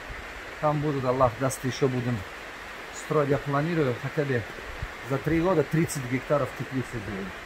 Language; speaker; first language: Russian; non-native, local second language; Tajik